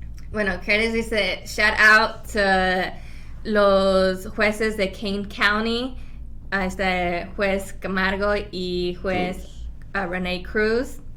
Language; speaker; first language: Spanish; early bilingual, heritage; Spanish